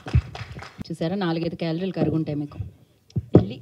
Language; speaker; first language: Telugu; native; Telugu